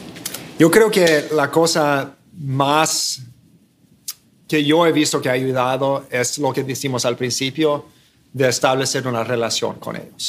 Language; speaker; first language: Spanish; non-native, fluent; English